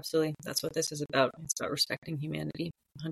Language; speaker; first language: English; native; English